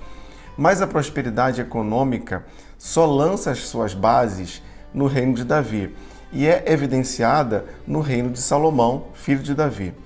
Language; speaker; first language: Portuguese; native; Portuguese